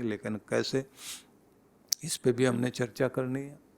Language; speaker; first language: Hindi; native; Hindi